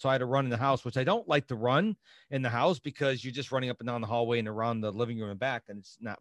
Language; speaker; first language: English; native; English